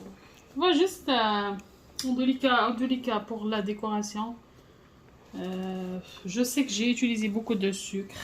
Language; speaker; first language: French; non-native, fluent; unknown